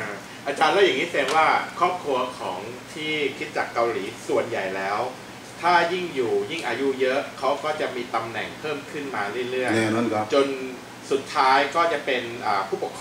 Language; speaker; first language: Thai; native; Thai